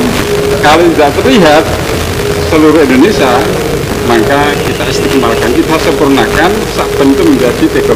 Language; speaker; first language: Indonesian; native; Indonesian